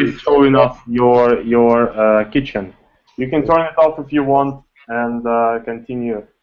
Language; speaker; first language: English; non-native, fluent; Russian